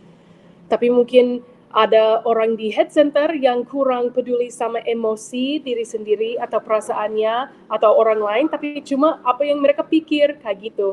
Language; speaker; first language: Indonesian; non-native, fluent; English